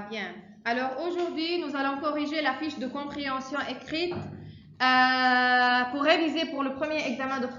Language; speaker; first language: French; non-native, fluent; Arabic